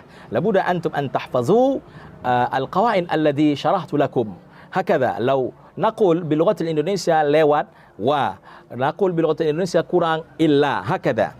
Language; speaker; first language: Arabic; non-native, fluent; Indonesian